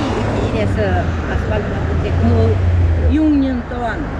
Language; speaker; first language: Korean; early bilingual, heritage; Korean